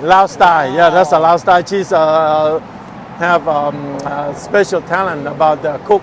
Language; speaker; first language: English; non-native, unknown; Lao